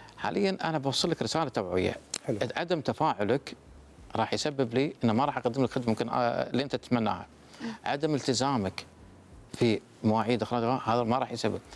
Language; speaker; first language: Arabic; native; Arabic